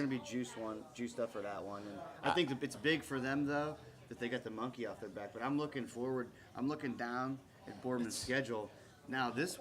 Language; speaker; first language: English; native; English